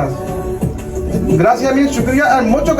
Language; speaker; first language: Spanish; non-native, learner; Punjabi